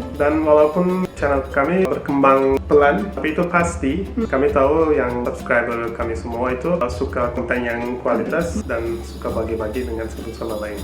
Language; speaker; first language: Indonesian; non-native, fluent; Turkish